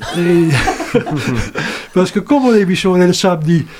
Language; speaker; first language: French; non-native, fluent; Dutch